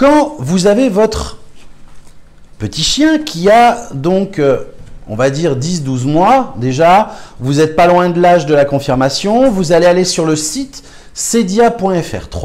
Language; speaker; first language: French; native; French